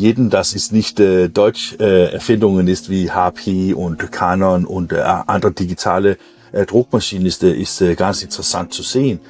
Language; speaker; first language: German; non-native, learner; Danish